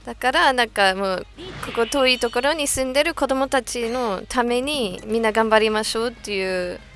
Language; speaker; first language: Japanese; non-native, fluent; English